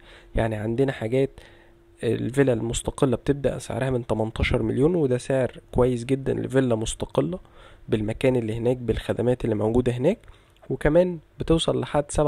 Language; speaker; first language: Arabic; native; Arabic